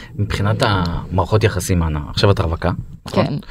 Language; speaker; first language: Hebrew; native; Hebrew